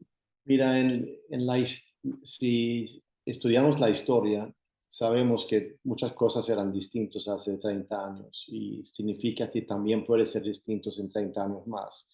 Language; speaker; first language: Spanish; non-native, fluent; Swedish